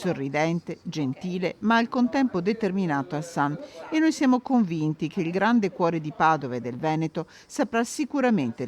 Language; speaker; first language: Italian; native; Italian